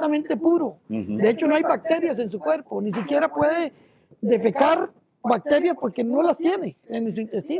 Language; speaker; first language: Spanish; native; Spanish